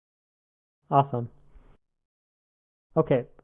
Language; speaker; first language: English; native; English